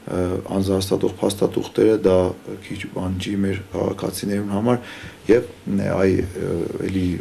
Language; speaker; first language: Armenian; native; Armenian